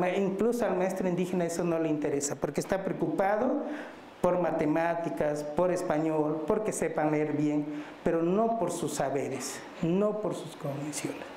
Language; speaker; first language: Spanish; non-native, local second language; Mixtepec Mixtec